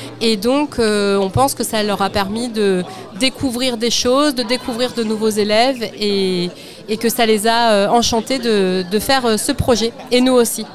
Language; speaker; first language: French; native; French